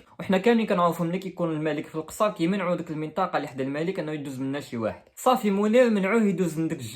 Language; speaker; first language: Arabic; native; Arabic